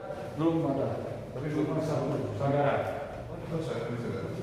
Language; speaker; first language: Indonesian; non-native, fluent; Portuguese